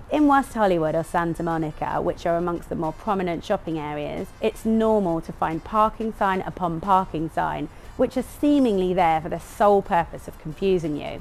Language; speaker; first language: English; native; English